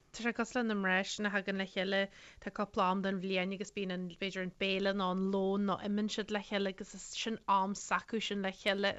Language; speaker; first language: Irish; native; Irish